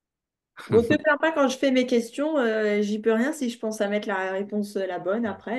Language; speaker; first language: French; native; French